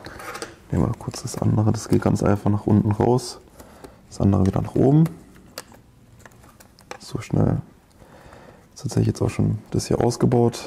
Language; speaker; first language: German; native; German